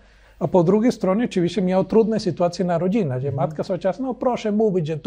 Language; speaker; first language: Polish; non-native, learner; Spanish